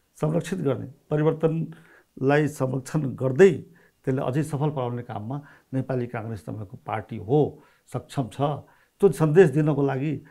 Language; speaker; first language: Nepali; non-native, local second language; Maithili